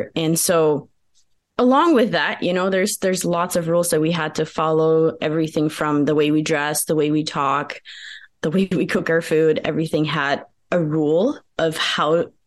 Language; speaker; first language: English; early bilingual, other home language; Pennsylvania German